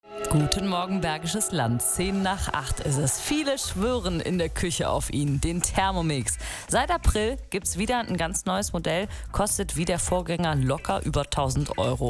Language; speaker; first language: German; native; German